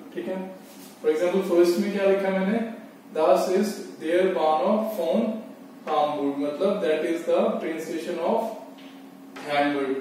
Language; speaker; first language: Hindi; native; Hindi